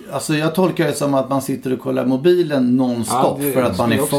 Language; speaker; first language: Swedish; native; Swedish